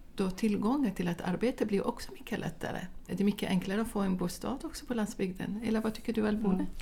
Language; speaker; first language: Swedish; non-native, fluent; Arabic